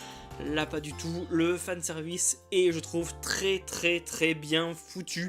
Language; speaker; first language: French; native; French